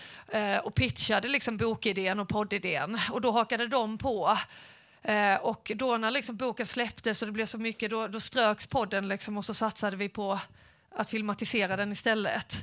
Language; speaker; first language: Swedish; native; Swedish